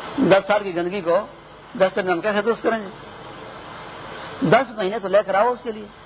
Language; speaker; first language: Urdu; non-native, local second language; Pashto